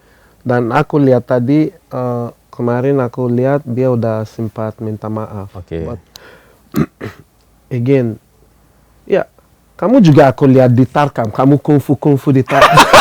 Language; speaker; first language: Indonesian; non-native, fluent; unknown